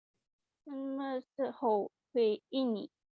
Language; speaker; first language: Chinese; non-native, learner; Indonesian